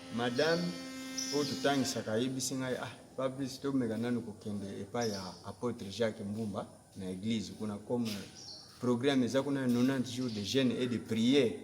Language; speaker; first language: Lingala; non-native, local second language; Kongo